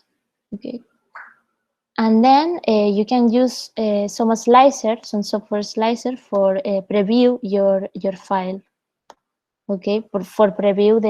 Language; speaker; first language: English; non-native, fluent; Spanish